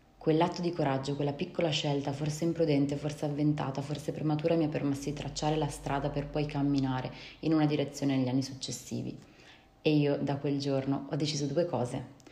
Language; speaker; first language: Italian; native; Italian